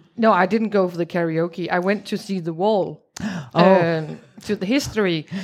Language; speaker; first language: English; non-native, fluent; Danish